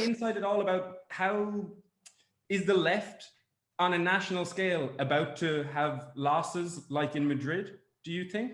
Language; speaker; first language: English; native; English